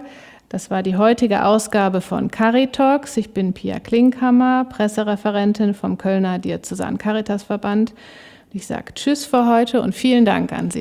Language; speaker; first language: German; native; German